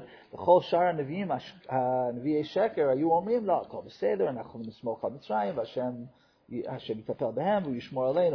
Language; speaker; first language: Hebrew; non-native, fluent; English